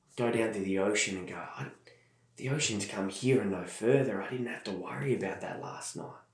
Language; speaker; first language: English; native; English